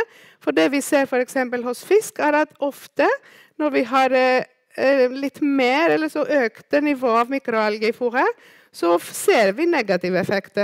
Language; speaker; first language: Norwegian; non-native, fluent; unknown